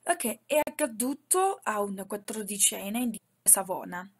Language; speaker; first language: Italian; non-native, fluent; Chinese